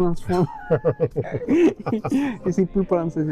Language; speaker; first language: French; non-native, fluent; Spanish